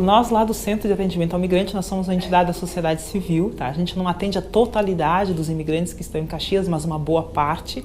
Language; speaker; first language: Portuguese; native; Portuguese